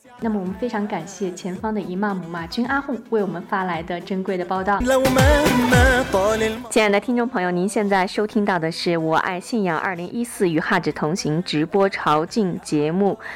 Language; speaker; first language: Chinese; native; Chinese